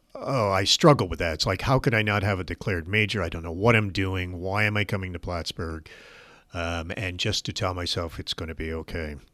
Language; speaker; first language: English; native; English